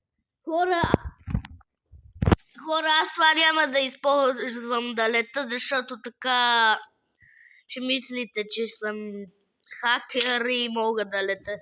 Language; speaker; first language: Bulgarian; native; Bulgarian